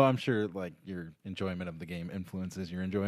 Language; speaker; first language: English; native; English